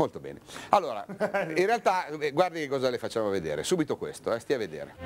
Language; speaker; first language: Italian; native; Italian